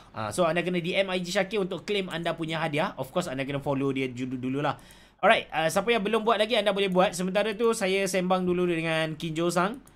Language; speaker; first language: Malay; native; Malay